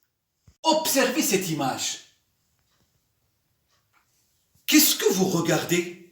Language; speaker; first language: French; non-native, local second language; Arabic